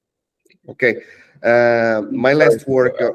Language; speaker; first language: English; non-native, learner; Portuguese